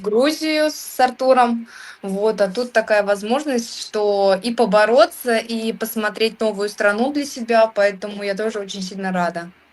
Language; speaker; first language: Russian; native; Russian